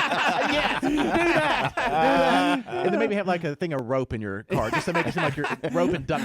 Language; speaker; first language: English; native; English